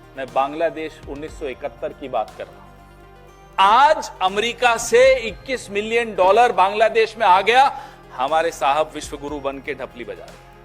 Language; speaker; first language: Hindi; native; Hindi